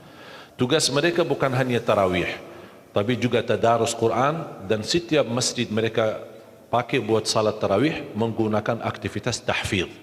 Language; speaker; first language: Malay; non-native, fluent; Arabic